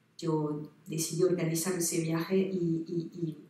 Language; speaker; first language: Spanish; non-native, fluent; French